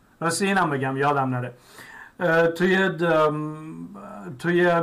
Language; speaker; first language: Persian; native; Persian